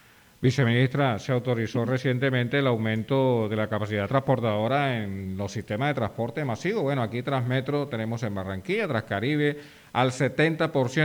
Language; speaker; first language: Spanish; native; Spanish